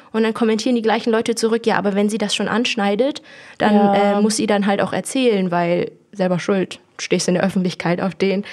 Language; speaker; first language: German; early bilingual, other home language; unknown